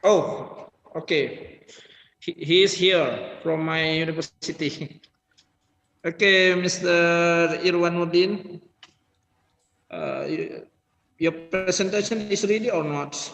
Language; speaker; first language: English; non-native, learner; Indonesian